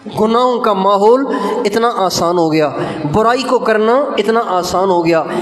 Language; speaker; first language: Urdu; non-native, local second language; Sindhi